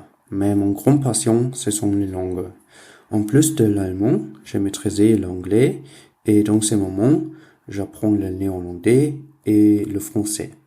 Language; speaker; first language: French; non-native, learner; German